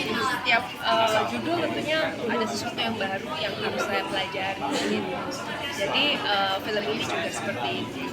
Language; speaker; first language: Indonesian; native; Indonesian